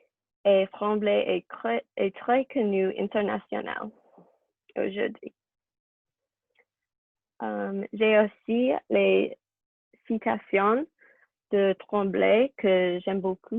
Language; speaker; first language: French; non-native, learner; English